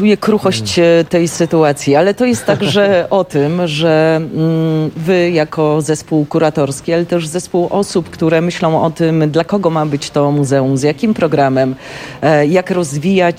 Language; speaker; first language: Polish; native; Polish